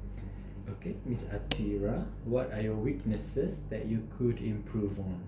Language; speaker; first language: English; non-native, fluent; Malay